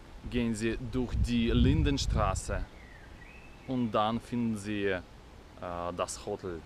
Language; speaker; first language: German; non-native, fluent; Russian